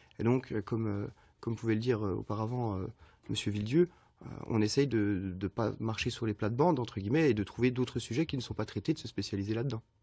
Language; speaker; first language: French; native; French